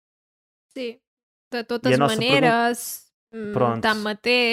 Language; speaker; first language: Portuguese; non-native, learner; Catalan